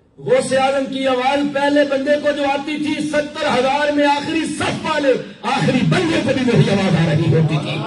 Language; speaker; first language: Urdu; non-native, local second language; Punjabi